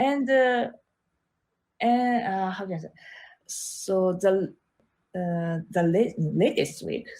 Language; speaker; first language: English; non-native, learner; Japanese